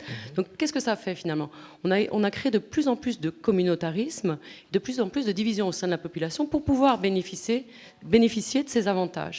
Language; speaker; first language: French; native; French